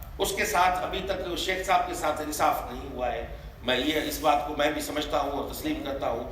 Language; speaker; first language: Urdu; non-native, local second language; Sindhi